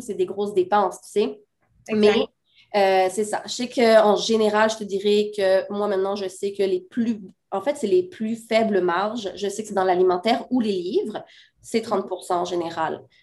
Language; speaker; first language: French; native; French